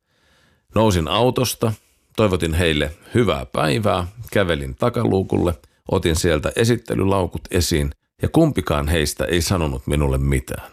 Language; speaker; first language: Finnish; native; Finnish